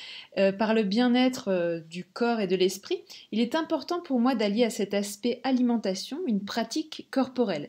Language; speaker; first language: French; native; French